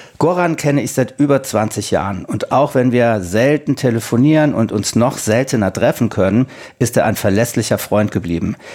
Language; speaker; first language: German; native; German